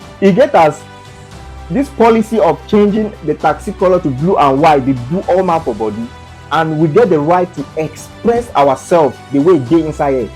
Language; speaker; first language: Nigerian Pidgin; native; Nigerian Pidgin